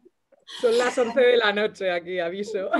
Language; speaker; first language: Spanish; non-native, learner; Portuguese